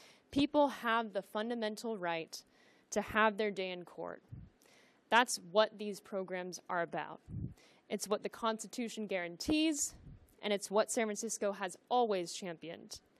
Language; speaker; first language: English; native; English